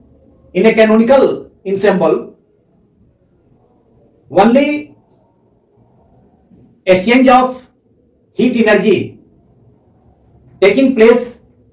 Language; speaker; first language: English; non-native, local second language; Hindi